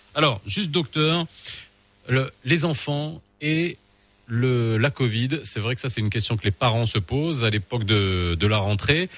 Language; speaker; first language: French; non-native, local second language; Arabic